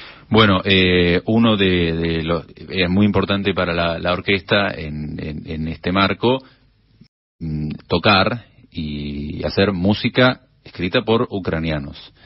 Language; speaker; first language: Spanish; native; Spanish